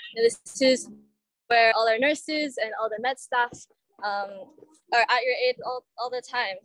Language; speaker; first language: English; native; English